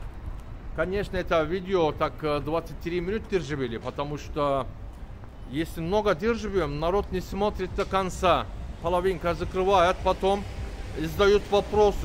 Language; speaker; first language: Russian; non-native, learner; Turkish